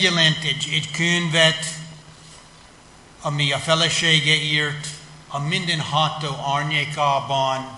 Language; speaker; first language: Hungarian; non-native, fluent; English